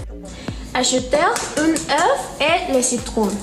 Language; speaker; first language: French; non-native, learner; Spanish